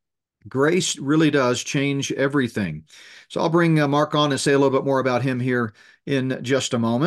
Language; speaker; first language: English; native; English